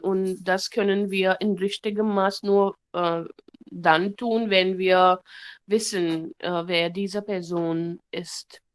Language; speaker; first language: German; non-native, learner; Hindi